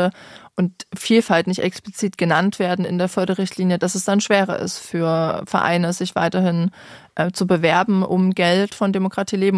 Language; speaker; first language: German; native; German